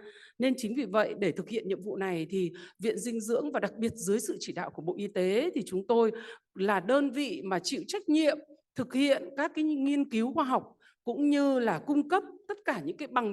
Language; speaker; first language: Vietnamese; native; Vietnamese